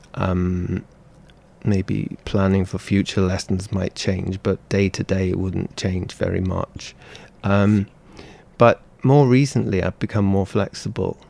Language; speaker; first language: English; native; English